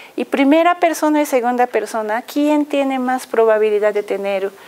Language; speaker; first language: Spanish; non-native, fluent; Japanese